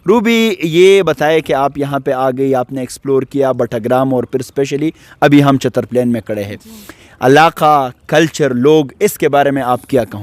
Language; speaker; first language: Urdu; non-native, local second language; Pashto